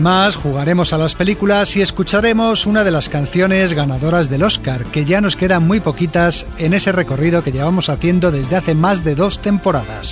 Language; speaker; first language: Spanish; native; Spanish